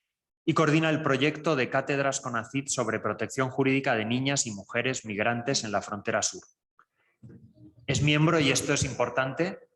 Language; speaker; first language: Spanish; native; Spanish